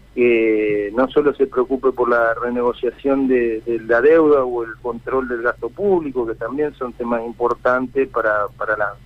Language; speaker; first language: Spanish; native; Spanish